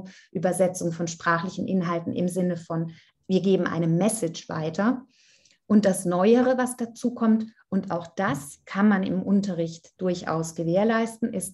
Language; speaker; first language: German; non-native, fluent; Italian